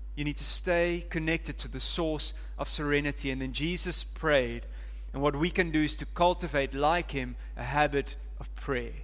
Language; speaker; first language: English; non-native, local second language; Afrikaans